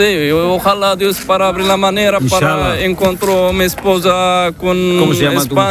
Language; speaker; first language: Spanish; non-native, learner; Arabic